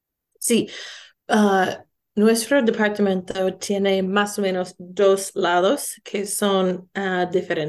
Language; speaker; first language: Spanish; non-native, learner; English